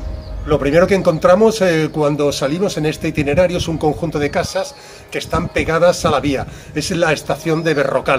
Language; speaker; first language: Spanish; native; Spanish